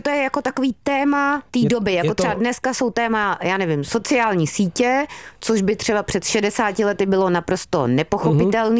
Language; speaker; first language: Czech; native; Czech